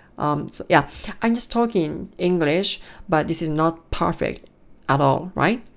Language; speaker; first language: English; non-native, learner; Japanese